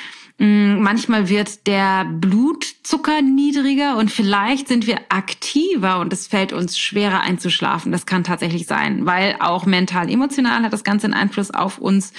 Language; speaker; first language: German; native; German